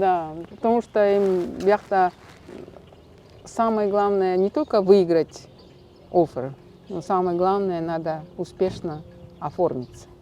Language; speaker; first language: Russian; non-native, local second language; Kyrgyz